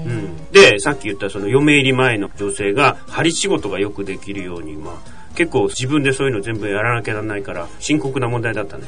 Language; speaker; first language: Japanese; native; Japanese